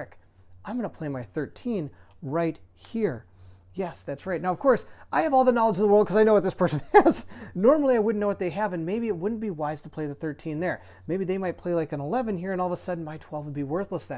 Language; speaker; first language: English; native; English